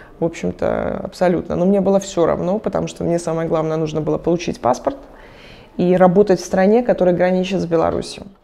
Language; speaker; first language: Russian; native; Russian